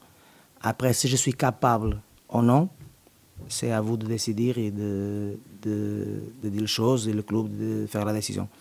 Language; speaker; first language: French; non-native, learner; Portuguese